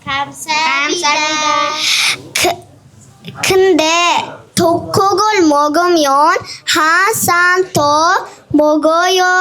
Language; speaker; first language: Korean; non-native, learner; Uzbek